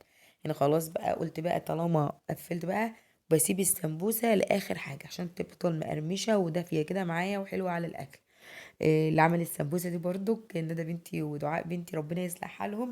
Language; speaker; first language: Arabic; native; Arabic